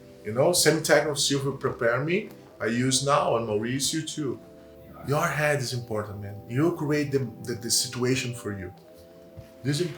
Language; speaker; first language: English; non-native, learner; Portuguese